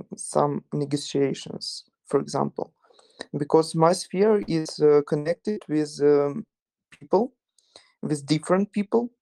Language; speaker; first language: English; non-native, fluent; Ukrainian